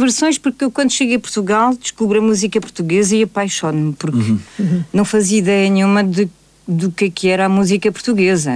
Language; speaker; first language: Portuguese; native; Portuguese